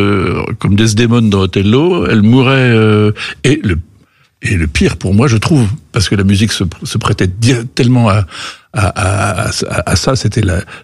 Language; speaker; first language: French; native; French